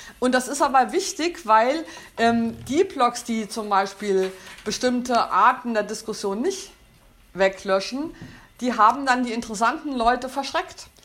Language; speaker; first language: German; native; German